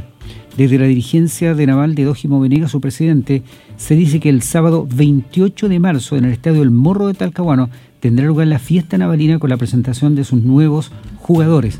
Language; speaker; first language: Spanish; native; Spanish